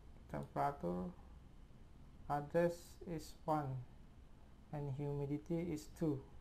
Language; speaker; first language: English; non-native, learner; Indonesian